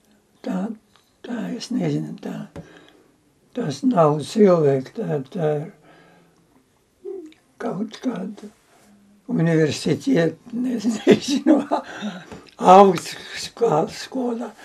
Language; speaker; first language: Latvian; non-native, learner; Russian